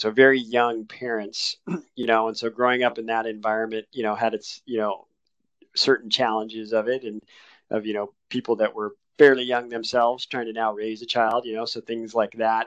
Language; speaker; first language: English; native; English